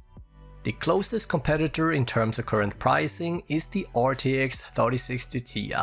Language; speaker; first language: English; native; English